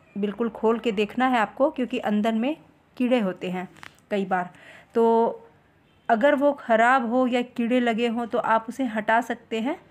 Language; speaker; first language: Hindi; native; Hindi